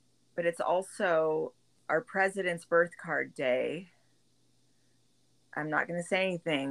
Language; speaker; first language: English; native; English